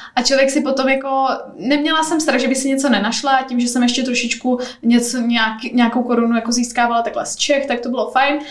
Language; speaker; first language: Czech; native; Czech